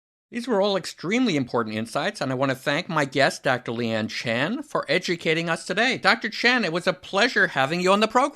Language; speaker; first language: English; native; English